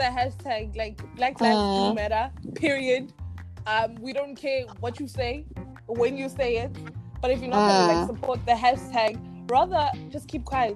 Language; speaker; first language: English; non-native, local second language; Zulu